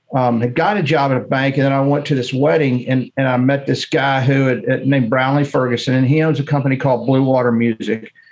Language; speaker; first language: English; native; English